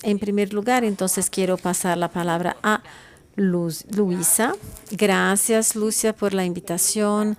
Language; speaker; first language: Spanish; non-native, fluent; Portuguese